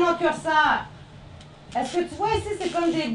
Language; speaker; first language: French; native; French